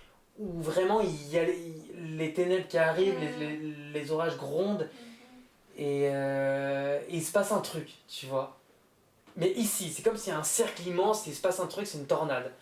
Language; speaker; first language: French; native; French